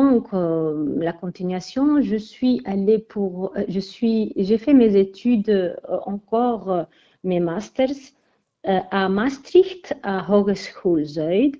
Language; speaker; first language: French; non-native, fluent; Armenian